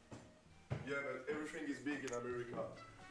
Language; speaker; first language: English; non-native, learner; French